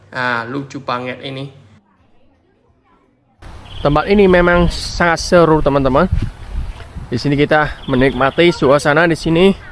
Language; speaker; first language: Indonesian; non-native, learner; Vietnamese